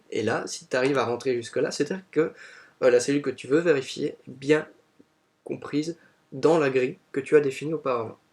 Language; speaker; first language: French; native; French